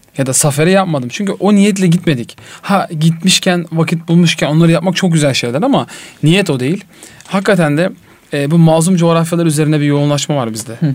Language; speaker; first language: Turkish; native; Turkish